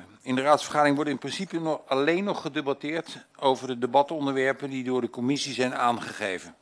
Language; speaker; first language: Dutch; native; Dutch